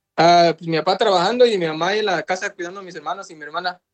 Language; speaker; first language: Spanish; early bilingual, heritage; Spanish